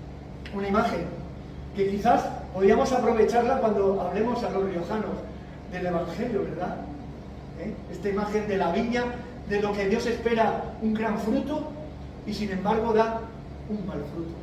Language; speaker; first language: Spanish; native; Spanish